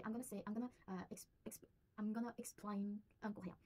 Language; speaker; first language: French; non-native, learner; Korean